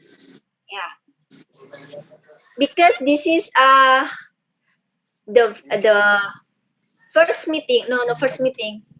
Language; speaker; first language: English; non-native, learner; Indonesian